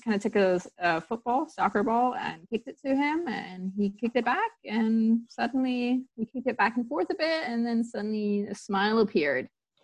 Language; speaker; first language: English; non-native, local second language; German